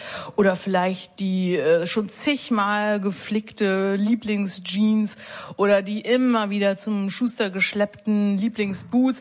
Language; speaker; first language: German; native; German